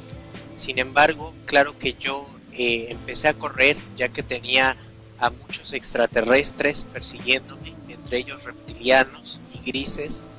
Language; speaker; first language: Spanish; native; Spanish